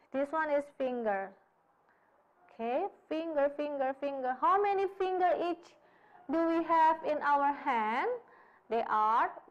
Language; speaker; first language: English; non-native, fluent; Indonesian